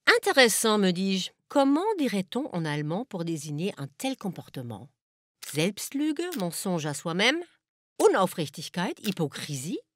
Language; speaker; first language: French; non-native, fluent; German